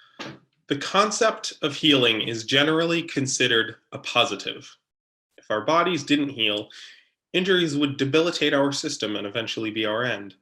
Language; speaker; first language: English; native; English